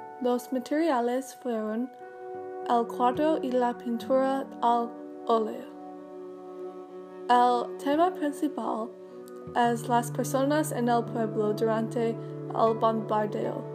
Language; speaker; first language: Spanish; non-native, learner; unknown